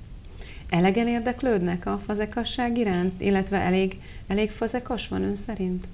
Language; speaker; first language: Hungarian; native; Hungarian